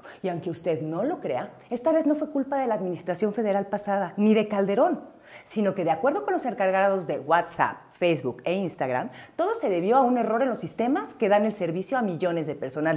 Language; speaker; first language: Spanish; native; Spanish